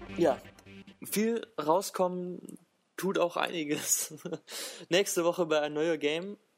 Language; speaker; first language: German; native; German